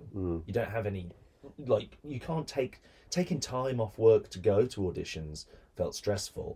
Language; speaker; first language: English; native; English